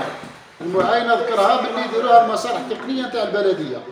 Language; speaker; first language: Arabic; native; Arabic